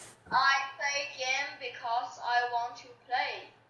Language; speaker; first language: English; non-native, learner; Chinese